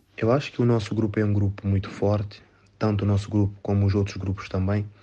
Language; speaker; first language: Portuguese; non-native, local second language; Kabuverdianu